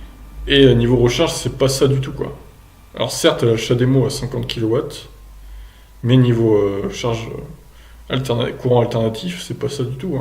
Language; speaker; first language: French; native; French